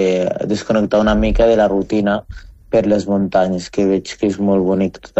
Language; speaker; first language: Catalan; non-native, fluent; Arabic